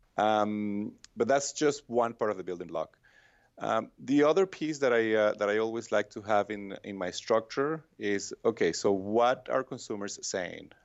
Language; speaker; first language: English; non-native, fluent; Spanish